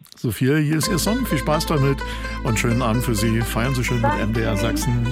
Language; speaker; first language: German; native; German